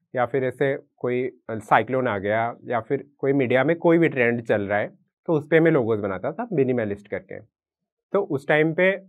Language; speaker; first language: Hindi; non-native, local second language; Odia